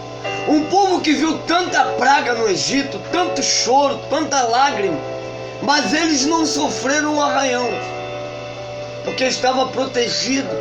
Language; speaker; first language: Portuguese; native; Portuguese